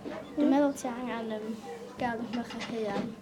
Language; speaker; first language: Welsh; non-native, local second language; English